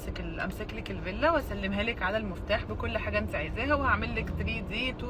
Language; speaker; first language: Arabic; native; Arabic